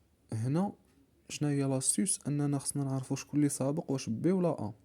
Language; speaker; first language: Arabic; native; Arabic